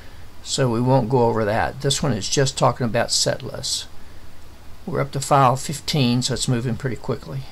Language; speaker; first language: English; native; English